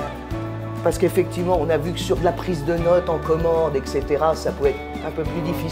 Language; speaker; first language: French; native; French